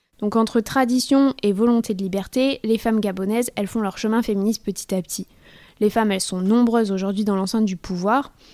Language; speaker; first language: French; native; French